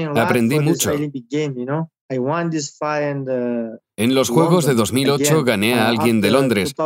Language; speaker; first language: Spanish; non-native, fluent; Chinese